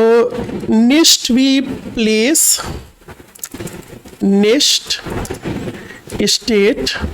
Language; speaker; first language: German; non-native, learner; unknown